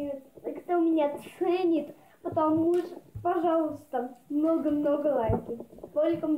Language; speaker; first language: Russian; early bilingual, heritage; Russian